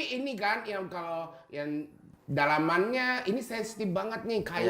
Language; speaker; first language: Indonesian; non-native, fluent; Japanese